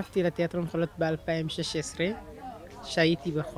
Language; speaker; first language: Hebrew; non-native, learner; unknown